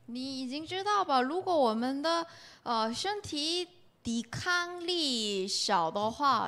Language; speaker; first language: Chinese; non-native, learner; Korean